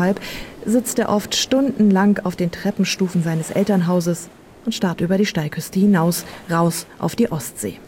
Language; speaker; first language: German; native; German